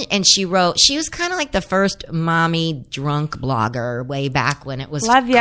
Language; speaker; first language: English; native; English